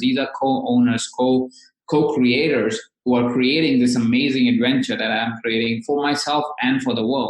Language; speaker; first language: English; non-native, local second language; Hindi